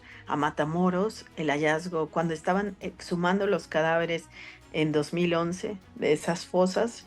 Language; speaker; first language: Spanish; native; Spanish